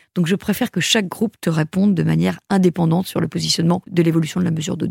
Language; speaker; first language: French; native; French